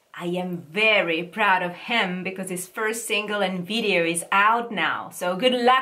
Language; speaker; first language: English; non-native, fluent; Italian